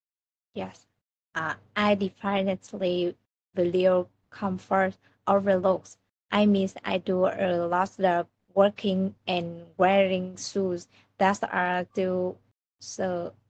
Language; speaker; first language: English; non-native, learner; Vietnamese